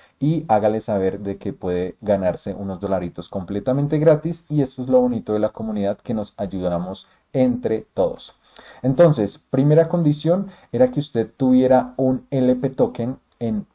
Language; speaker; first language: Spanish; native; Spanish